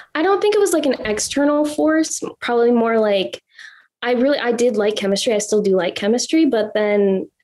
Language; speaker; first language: English; native; English